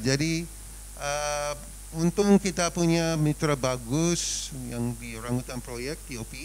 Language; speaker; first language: Indonesian; non-native, fluent; English